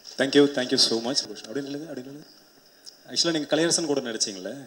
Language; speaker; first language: Tamil; native; Tamil